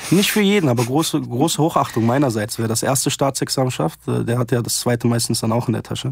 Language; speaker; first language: German; early bilingual, other home language; Arabic